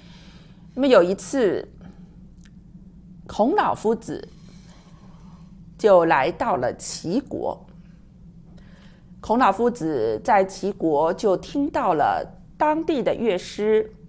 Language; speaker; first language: Chinese; native; Chinese